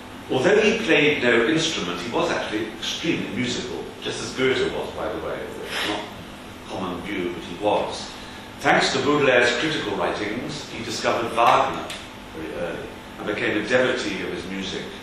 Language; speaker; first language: English; native; English